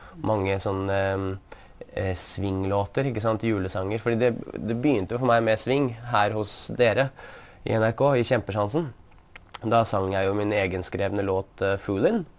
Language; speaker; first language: Norwegian; early bilingual, other home language; Russian